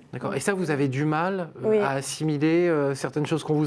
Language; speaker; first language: French; native; French